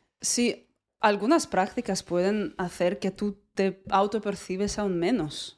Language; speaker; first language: Spanish; non-native, fluent; Russian